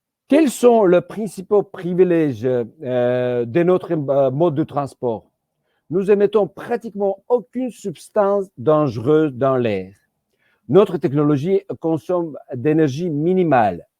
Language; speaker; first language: French; non-native, fluent; Georgian